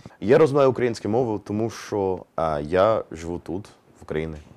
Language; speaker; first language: Ukrainian; non-native, learner; English